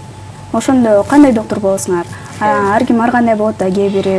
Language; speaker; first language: Kyrgyz; native; Kyrgyz